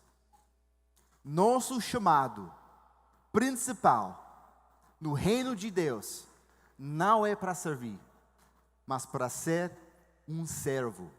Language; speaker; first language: Portuguese; non-native, fluent; English